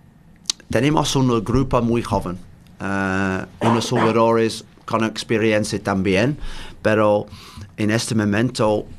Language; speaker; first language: Spanish; non-native, learner; English